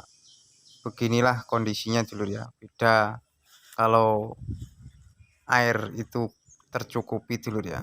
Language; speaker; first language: Indonesian; non-native, local second language; Javanese